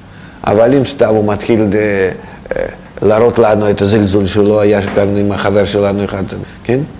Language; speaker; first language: Hebrew; non-native, fluent; Russian